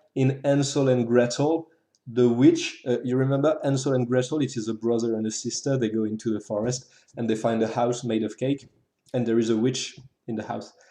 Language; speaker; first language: English; non-native, fluent; French